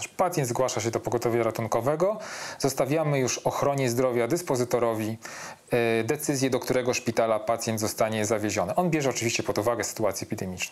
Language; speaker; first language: Polish; native; Polish